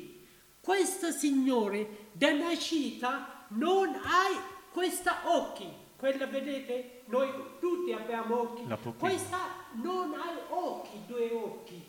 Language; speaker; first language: Italian; non-native, learner; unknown